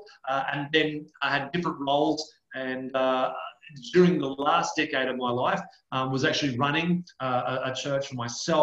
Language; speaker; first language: English; native; English